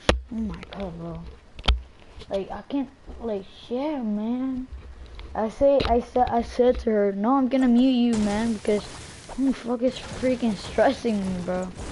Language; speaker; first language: English; early bilingual, other home language; Spanish